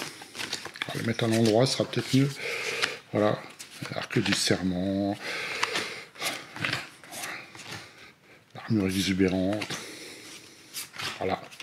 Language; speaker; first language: French; native; French